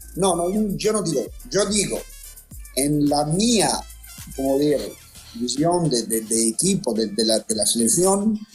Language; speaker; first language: Spanish; non-native, learner; Italian